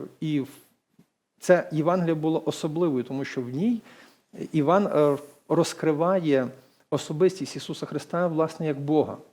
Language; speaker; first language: Ukrainian; native; Ukrainian